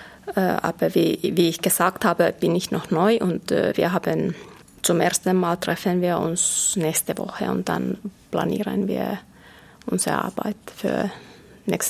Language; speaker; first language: German; non-native, fluent; Finnish